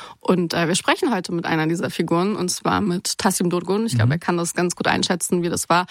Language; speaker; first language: German; native; German